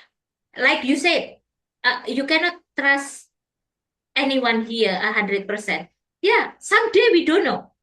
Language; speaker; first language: English; non-native, fluent; Indonesian